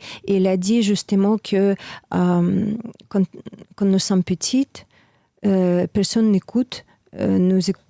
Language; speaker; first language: French; non-native, fluent; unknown